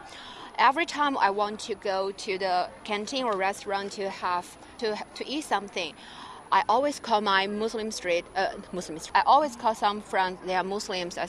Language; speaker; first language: English; non-native, learner; Chinese